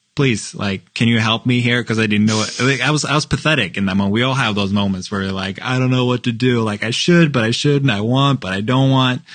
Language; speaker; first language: English; non-native, fluent; Norwegian